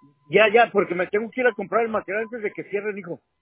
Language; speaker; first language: Spanish; native; Spanish